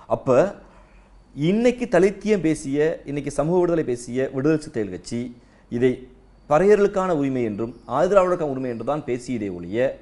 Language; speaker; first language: Tamil; native; Tamil